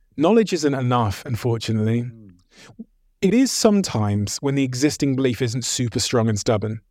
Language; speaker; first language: English; native; English